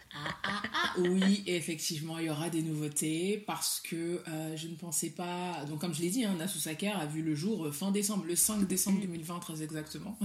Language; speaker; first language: French; non-native, local second language; Soninke